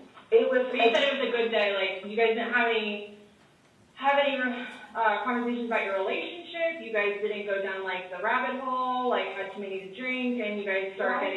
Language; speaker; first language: English; native; English